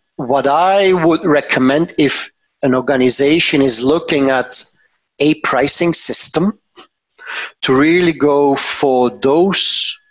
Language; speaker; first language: English; non-native, fluent; Dutch